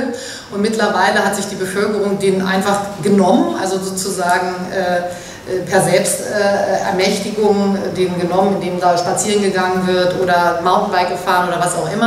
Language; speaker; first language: German; native; German